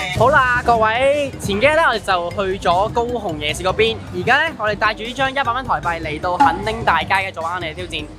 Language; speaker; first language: Chinese; non-native, local second language; Cantonese